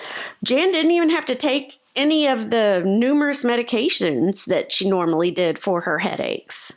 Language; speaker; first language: English; native; English